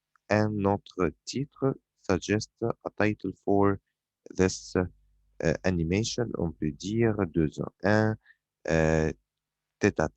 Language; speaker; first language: French; non-native, fluent; Arabic